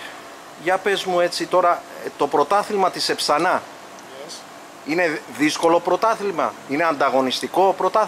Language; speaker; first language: Greek; native; Greek